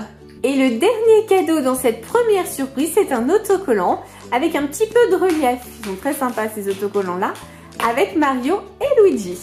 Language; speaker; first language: French; native; French